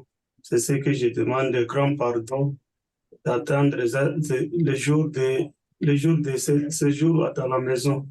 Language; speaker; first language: French; non-native, learner; Swahili